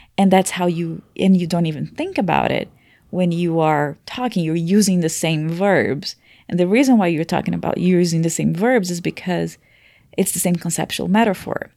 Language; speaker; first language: English; non-native, fluent; Portuguese